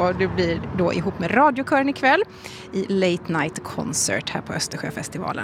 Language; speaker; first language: Swedish; native; Swedish